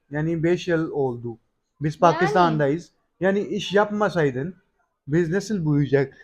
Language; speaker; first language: Turkish; non-native, learner; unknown